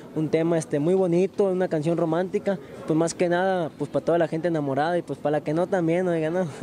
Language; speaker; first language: Spanish; native; Spanish